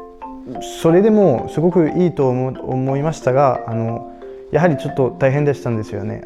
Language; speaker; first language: Japanese; non-native, fluent; French